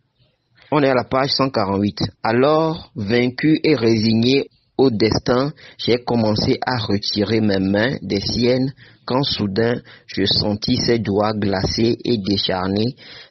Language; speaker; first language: French; non-native, local second language; Ewe